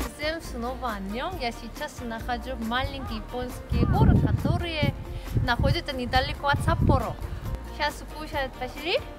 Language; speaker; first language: Russian; non-native, fluent; Korean